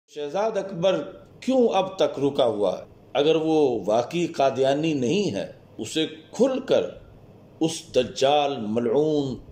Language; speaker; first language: Urdu; non-native, local second language; Punjabi